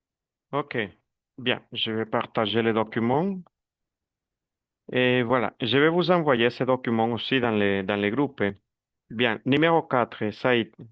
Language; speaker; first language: French; non-native, fluent; Spanish